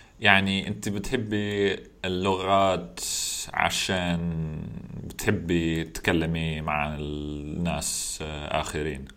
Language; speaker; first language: Arabic; non-native, fluent; English